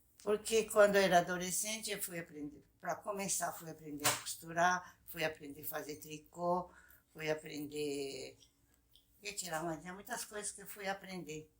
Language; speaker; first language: Portuguese; non-native, local second language; Japanese